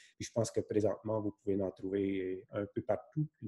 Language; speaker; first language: French; native; French